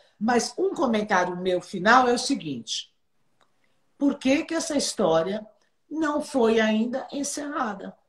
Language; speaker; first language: Portuguese; native; Portuguese